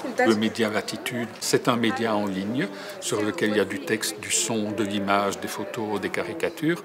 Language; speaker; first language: French; native; French